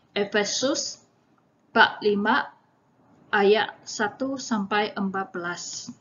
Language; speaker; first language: Malay; non-native, local second language; Chinese